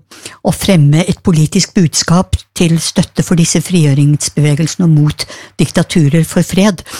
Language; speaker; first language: Norwegian; native; Norwegian